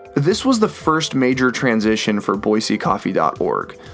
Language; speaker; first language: English; native; English